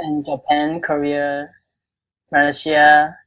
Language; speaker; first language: English; non-native, local second language; Chinese